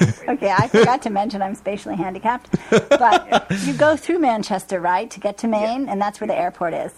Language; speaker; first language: English; native; English